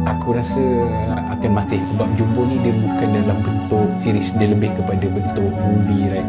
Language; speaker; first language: Malay; native; Malay